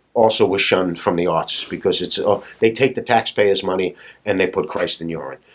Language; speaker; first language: English; native; English